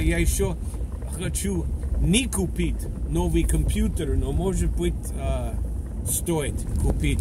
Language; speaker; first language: Russian; non-native, fluent; English